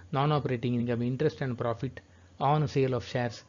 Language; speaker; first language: English; non-native, local second language; Kannada